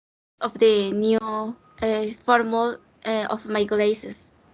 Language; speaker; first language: English; non-native, learner; Spanish